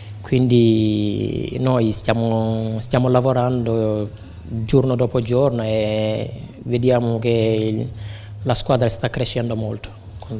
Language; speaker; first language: Italian; non-native, fluent; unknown